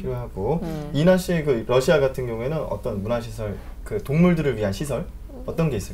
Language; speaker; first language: Korean; native; Korean